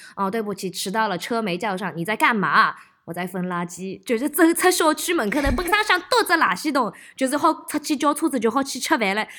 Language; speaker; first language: Chinese; early bilingual, heritage; Chinese